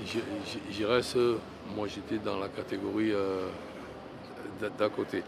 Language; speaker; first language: French; native; French